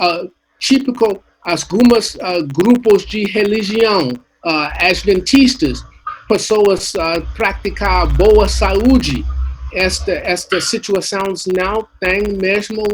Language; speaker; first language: Portuguese; non-native, learner; English